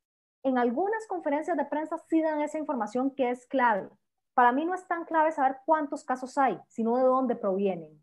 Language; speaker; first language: Spanish; native; Spanish